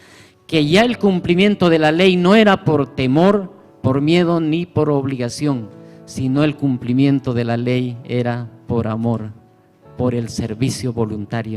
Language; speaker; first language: Spanish; native; Spanish